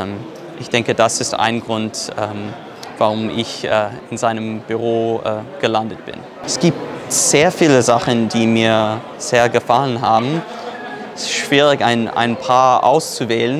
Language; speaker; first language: German; non-native, fluent; English